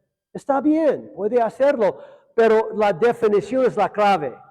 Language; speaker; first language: Spanish; non-native, fluent; English